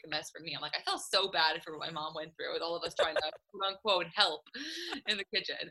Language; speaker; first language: English; native; English